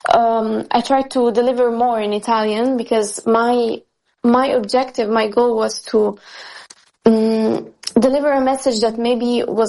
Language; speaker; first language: English; non-native, fluent; Italian